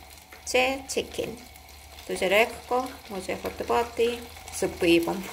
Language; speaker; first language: Ukrainian; non-native, learner; Korean